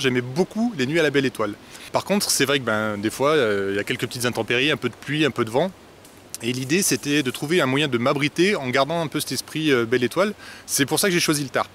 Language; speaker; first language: French; native; French